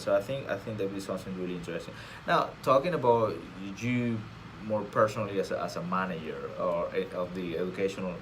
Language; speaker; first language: English; non-native, fluent; Spanish